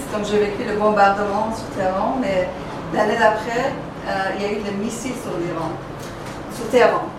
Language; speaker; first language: French; non-native, fluent; Persian